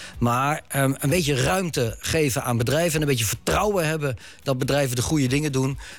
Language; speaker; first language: Dutch; native; Dutch